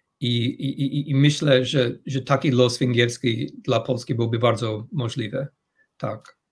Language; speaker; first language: Polish; non-native, fluent; English